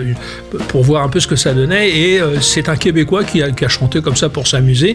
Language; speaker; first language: French; native; French